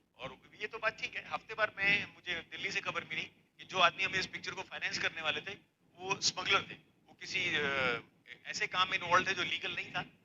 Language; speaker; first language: Hindi; native; Hindi